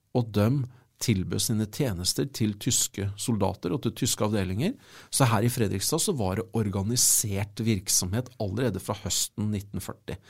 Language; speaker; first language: Norwegian; native; Norwegian